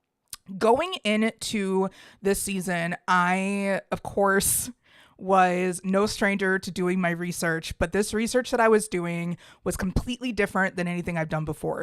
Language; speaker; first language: English; native; English